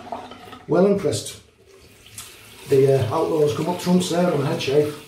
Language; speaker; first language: English; native; English